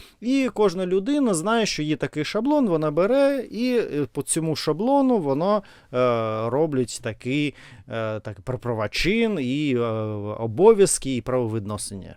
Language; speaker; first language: Ukrainian; non-native, learner; Russian